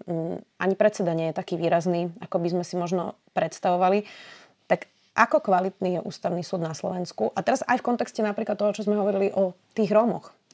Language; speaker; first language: Slovak; native; Slovak